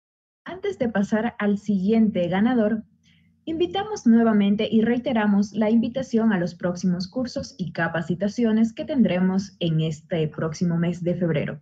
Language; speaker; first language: Spanish; native; Spanish